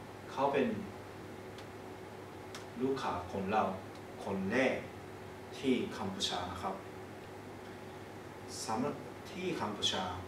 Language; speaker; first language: Thai; non-native, fluent; Japanese